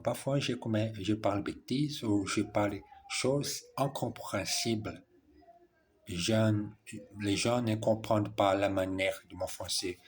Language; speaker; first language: French; non-native, learner; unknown